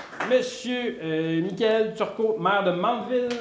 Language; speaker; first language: French; native; French